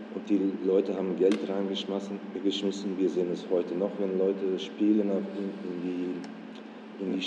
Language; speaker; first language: German; non-native, fluent; Dutch